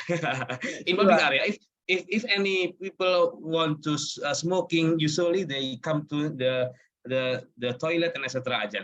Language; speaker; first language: English; non-native, learner; Indonesian